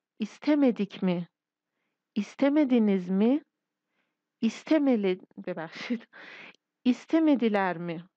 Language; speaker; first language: Turkish; non-native, fluent; Persian